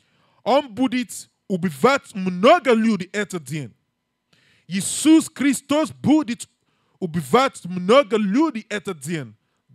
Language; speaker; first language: Russian; non-native, learner; English